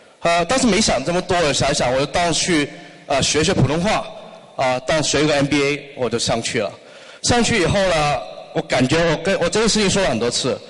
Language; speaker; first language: Chinese; non-native, local second language; Cantonese